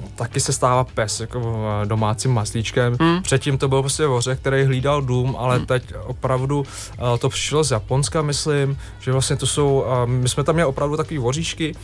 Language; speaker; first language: Czech; early bilingual, other home language; Vietnamese